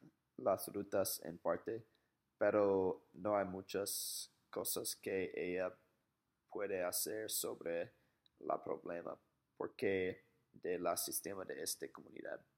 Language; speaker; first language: Spanish; non-native, learner; English